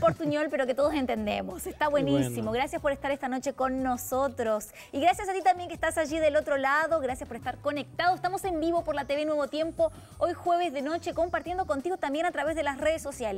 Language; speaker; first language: Spanish; native; Spanish